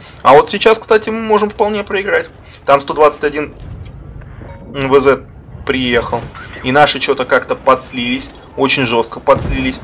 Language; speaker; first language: Russian; native; Russian